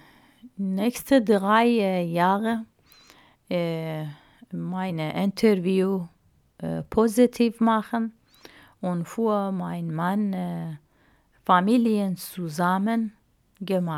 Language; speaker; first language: German; non-native, learner; Arabic